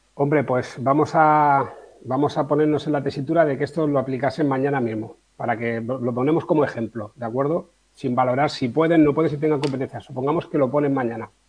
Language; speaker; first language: Spanish; native; Spanish